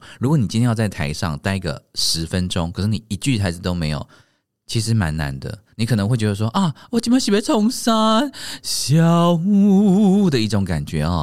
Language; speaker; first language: Chinese; native; Chinese